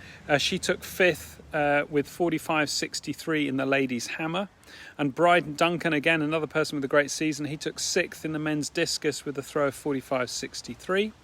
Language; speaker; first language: English; native; English